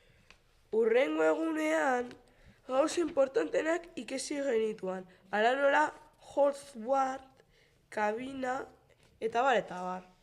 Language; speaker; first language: Basque; non-native, local second language; Spanish